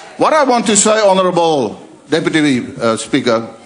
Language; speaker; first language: English; non-native, local second language; Afrikaans